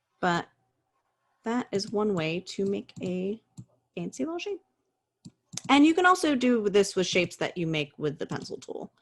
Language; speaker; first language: English; native; English